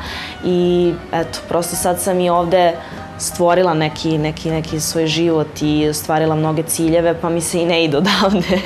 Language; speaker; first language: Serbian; early bilingual, heritage; Serbian